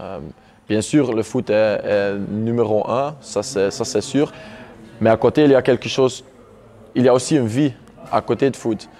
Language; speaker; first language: French; non-native, local second language; Dutch